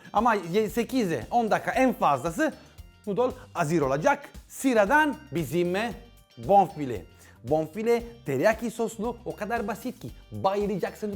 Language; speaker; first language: Turkish; non-native, learner; Italian